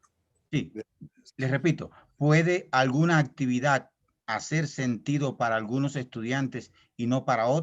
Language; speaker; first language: Spanish; native; Spanish